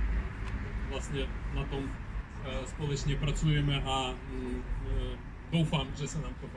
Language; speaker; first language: Czech; non-native, fluent; Ukrainian